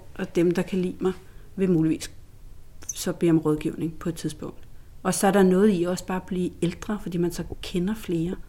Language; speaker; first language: Danish; native; Danish